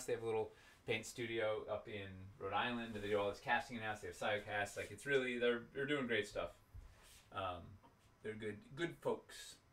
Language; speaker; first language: English; native; English